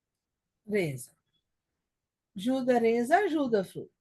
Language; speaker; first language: French; non-native, learner; Telugu